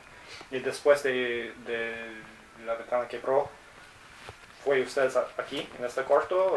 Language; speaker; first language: Spanish; non-native, learner; English